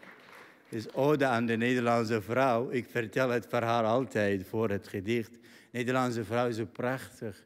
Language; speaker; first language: Dutch; non-native, fluent; Arabic